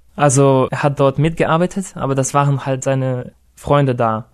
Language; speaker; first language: German; non-native, fluent; Russian